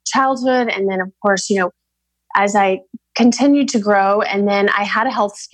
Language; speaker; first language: English; native; English